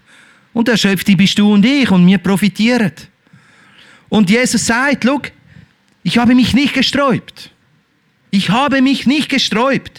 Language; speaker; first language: German; native; German